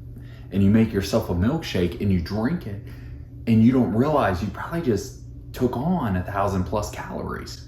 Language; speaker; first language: English; native; English